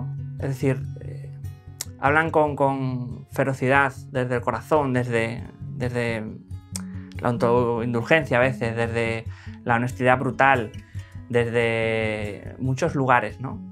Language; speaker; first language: Spanish; native; Spanish